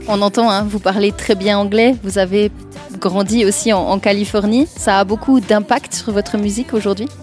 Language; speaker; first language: French; native; French